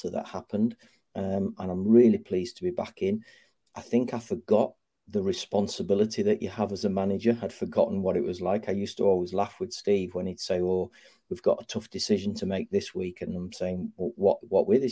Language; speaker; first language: English; native; English